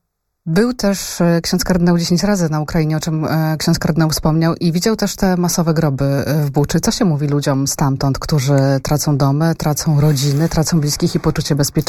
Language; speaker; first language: Polish; native; Polish